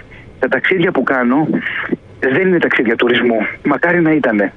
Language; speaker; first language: Greek; native; Greek